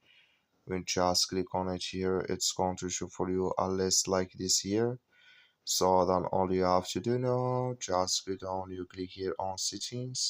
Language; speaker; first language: English; non-native, fluent; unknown